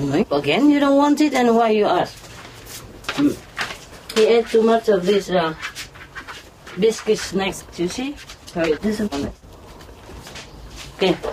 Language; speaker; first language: English; non-native, fluent; Vietnamese